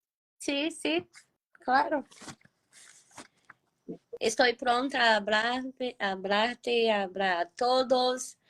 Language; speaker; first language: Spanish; non-native, learner; Portuguese